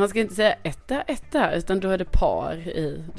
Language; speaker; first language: Swedish; native; Swedish